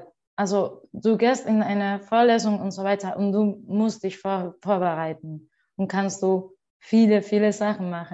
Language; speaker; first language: German; non-native, learner; Spanish